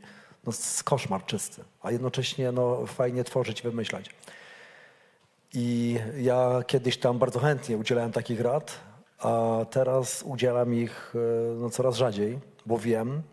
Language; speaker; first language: Polish; native; Polish